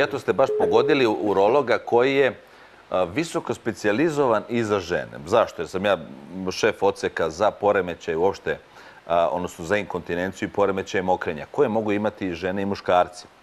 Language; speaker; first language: Croatian; native; Croatian